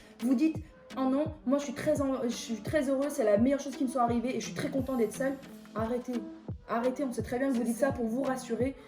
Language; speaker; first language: French; early bilingual, other home language; Persian